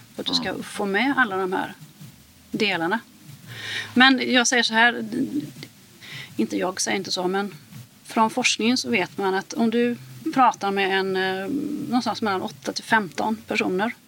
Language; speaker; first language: Swedish; native; Swedish